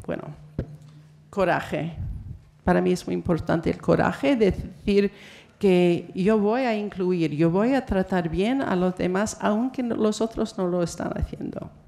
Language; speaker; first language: Spanish; non-native, fluent; English